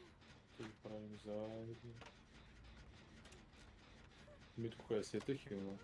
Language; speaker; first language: Bulgarian; native; Bulgarian